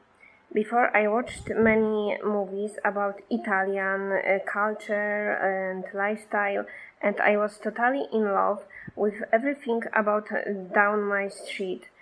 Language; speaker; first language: English; non-native, fluent; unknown